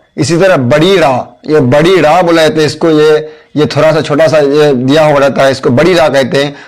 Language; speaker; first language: Hindi; native; Hindi